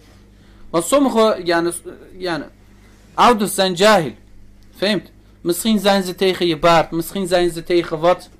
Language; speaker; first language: Dutch; early bilingual, other home language; Turkish